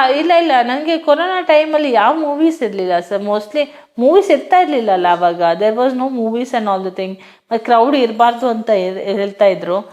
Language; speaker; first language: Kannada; non-native, local second language; Hindi